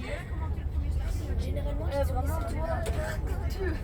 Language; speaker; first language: French; native; French